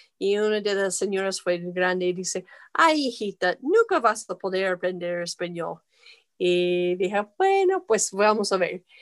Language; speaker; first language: Spanish; non-native, fluent; English